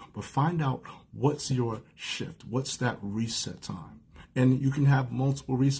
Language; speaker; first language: English; native; English